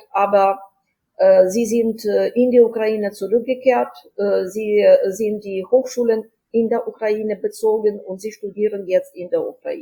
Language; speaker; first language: German; non-native, fluent; Ukrainian